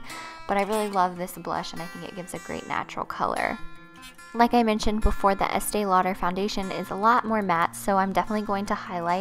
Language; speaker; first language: English; native; English